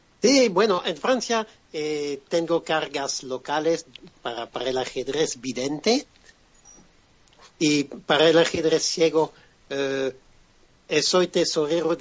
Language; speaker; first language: Spanish; non-native, fluent; French